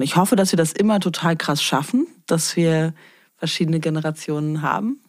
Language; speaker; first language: German; native; German